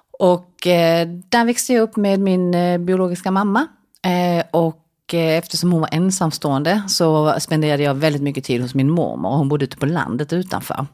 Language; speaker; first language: Swedish; early bilingual, other home language; Korean